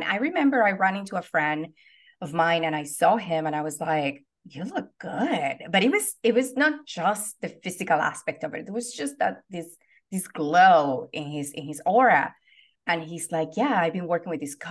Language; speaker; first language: English; non-native, fluent; Spanish